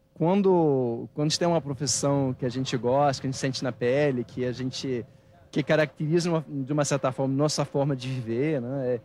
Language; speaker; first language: Portuguese; non-native, fluent; French